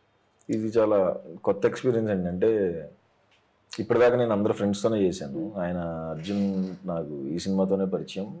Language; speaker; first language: Telugu; native; Telugu